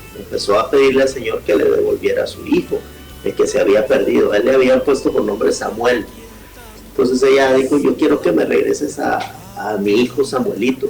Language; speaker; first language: Spanish; native; Spanish